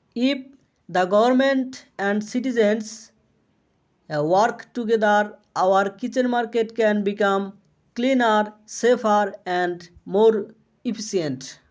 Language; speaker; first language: English; non-native, local second language; Bangla